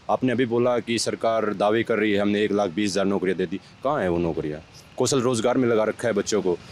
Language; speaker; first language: Hindi; native; Hindi